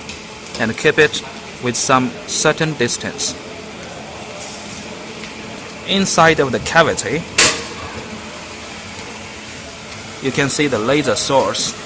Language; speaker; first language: English; non-native, learner; Chinese